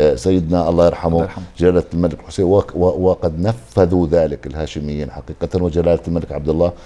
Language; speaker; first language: Arabic; native; Arabic